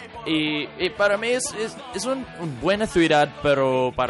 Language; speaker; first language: Spanish; non-native, learner; English